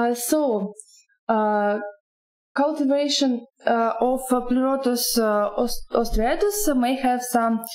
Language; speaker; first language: English; non-native, learner; Russian